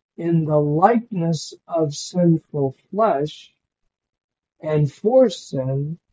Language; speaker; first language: English; native; English